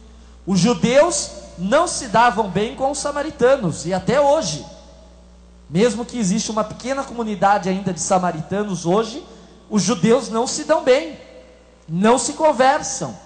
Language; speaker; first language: Portuguese; native; Portuguese